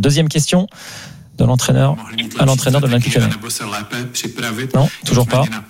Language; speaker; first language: French; native; French